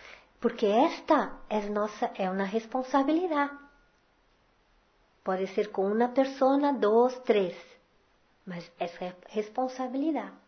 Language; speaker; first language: Spanish; non-native, fluent; Portuguese